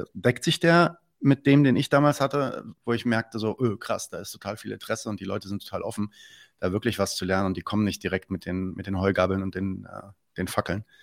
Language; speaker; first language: German; early bilingual, other home language; Arabic